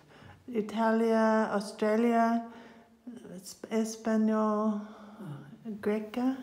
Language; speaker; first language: Italian; non-native, learner; English